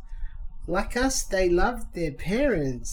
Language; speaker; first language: English; native; English